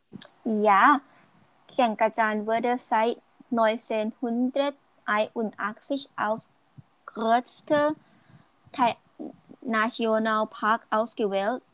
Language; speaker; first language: German; non-native, learner; Thai